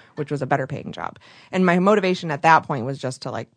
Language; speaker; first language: English; native; English